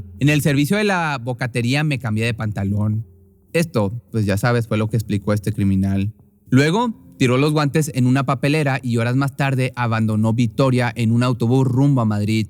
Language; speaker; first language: Spanish; native; Spanish